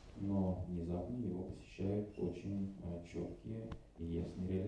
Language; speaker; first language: Russian; native; Russian